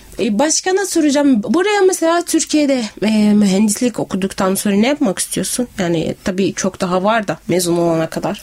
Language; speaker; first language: Turkish; native; Turkish